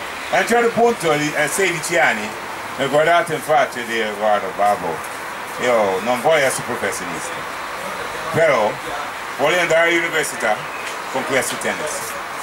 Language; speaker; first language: Italian; non-native, fluent; English